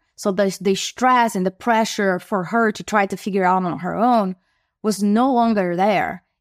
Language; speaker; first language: English; non-native, fluent; Portuguese